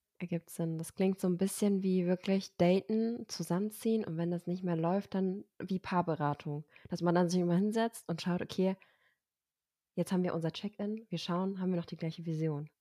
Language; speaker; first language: German; native; German